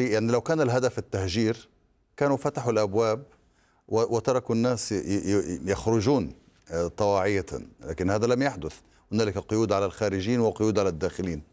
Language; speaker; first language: Arabic; native; Arabic